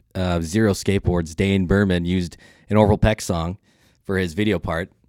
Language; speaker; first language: English; native; English